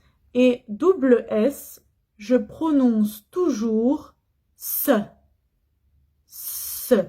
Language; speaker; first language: French; non-native, fluent; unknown